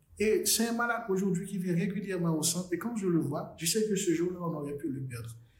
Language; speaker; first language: French; non-native, local second language; Haitian Creole